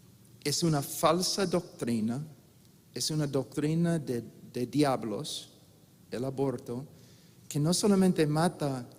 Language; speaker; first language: Spanish; non-native, fluent; English